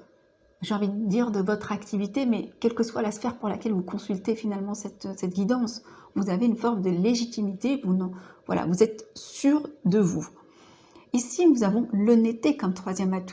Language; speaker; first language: French; native; French